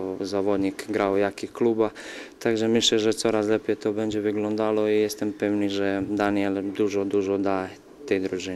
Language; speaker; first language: Polish; non-native, fluent; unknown